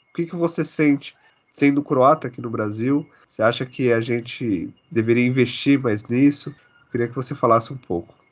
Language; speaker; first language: Portuguese; native; Portuguese